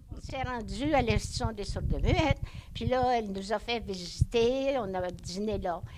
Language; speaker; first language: French; native; French